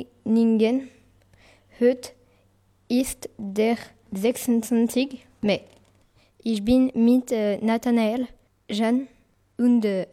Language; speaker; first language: German; non-native, learner; French